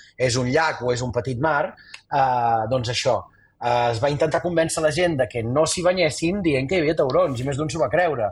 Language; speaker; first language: Catalan; native; Catalan